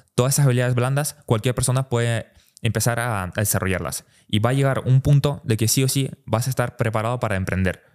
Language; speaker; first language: Spanish; early bilingual, other home language; Russian